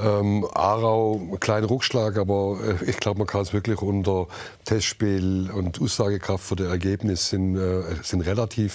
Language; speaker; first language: German; native; German